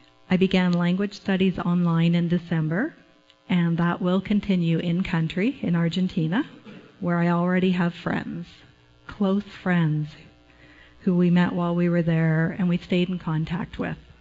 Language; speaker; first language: English; native; English